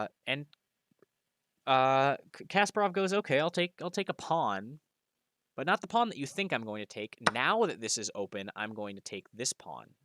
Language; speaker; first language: English; native; English